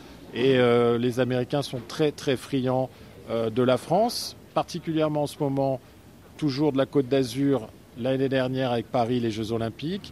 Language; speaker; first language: French; native; French